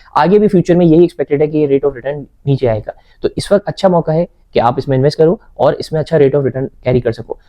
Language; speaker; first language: Urdu; native; Urdu